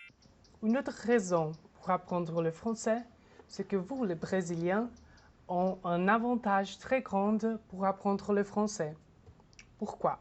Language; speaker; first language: French; non-native, fluent; Portuguese